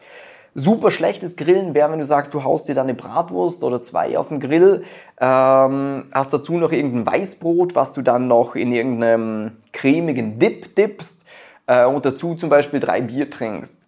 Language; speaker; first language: German; native; German